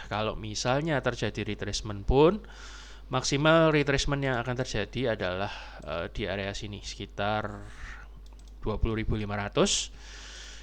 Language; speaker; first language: Indonesian; native; Indonesian